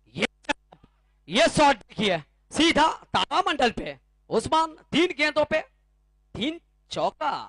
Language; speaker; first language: Hindi; non-native, local second language; Bangla